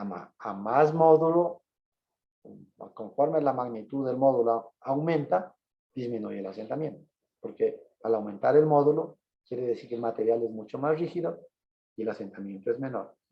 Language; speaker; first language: Spanish; native; Spanish